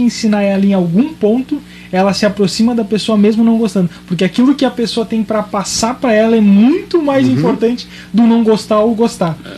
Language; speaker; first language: Portuguese; native; Portuguese